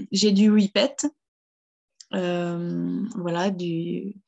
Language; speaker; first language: French; early bilingual, other home language; German